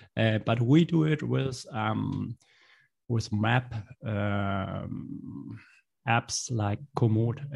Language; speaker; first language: English; non-native, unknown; German